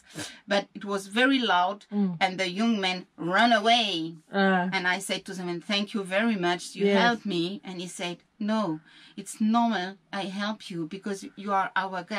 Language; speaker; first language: English; non-native, learner; French